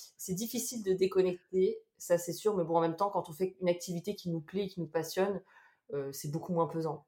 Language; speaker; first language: French; native; French